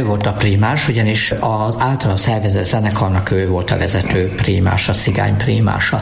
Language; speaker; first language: Hungarian; native; Hungarian